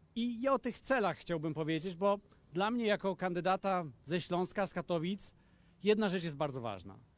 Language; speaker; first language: Polish; native; Polish